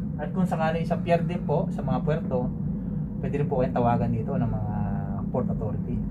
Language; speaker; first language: Filipino; native; Filipino